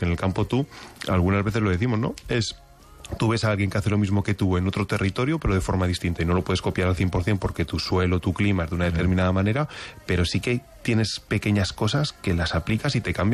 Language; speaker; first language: Spanish; native; Spanish